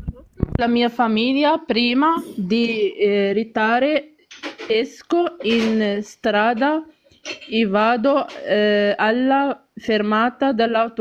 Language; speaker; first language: Italian; non-native, learner; Arabic